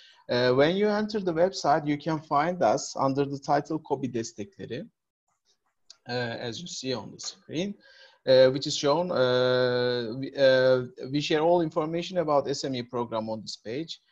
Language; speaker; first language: English; non-native, fluent; Turkish